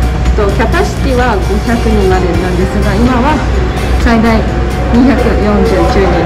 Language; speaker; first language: Japanese; non-native, fluent; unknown